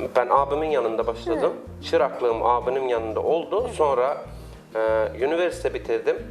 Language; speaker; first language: Turkish; non-native, fluent; Persian